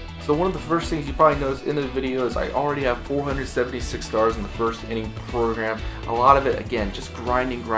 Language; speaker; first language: English; native; English